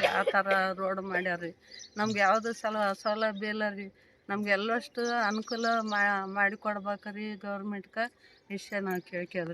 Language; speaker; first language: Kannada; native; Kannada